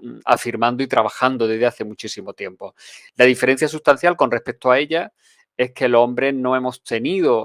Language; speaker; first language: Spanish; native; Spanish